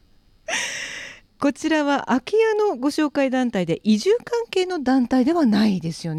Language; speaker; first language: Japanese; native; Japanese